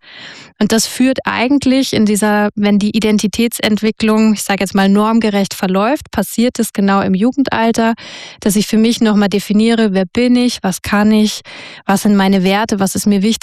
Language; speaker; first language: German; native; German